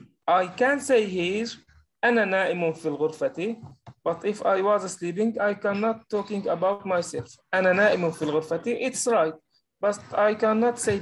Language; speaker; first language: English; non-native, learner; Arabic